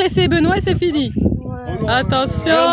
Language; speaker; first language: French; native; French